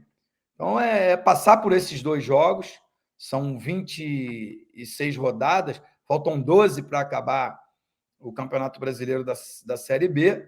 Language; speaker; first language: Portuguese; native; Portuguese